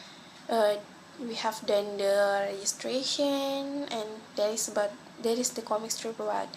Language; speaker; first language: English; non-native, local second language; Malay